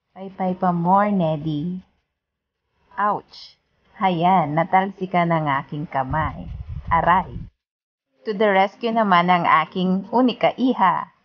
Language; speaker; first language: Filipino; non-native, local second language; Iloko